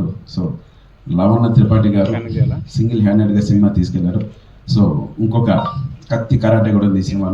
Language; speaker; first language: Telugu; native; Telugu